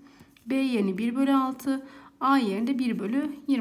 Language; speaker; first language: Turkish; native; Turkish